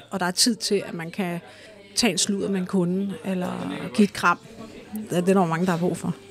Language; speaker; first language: Danish; native; Danish